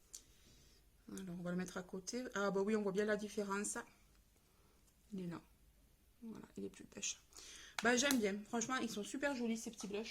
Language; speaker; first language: French; native; French